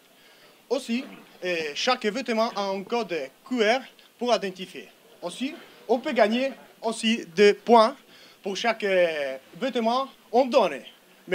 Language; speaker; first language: French; non-native, learner; Spanish